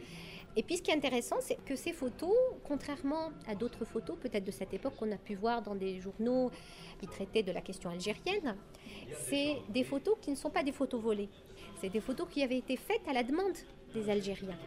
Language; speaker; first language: French; native; French